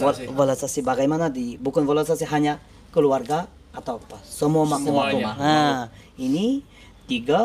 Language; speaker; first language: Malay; non-native, learner; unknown